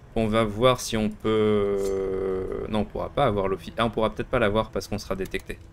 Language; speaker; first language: French; native; French